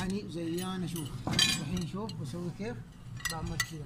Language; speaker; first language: Arabic; native; Arabic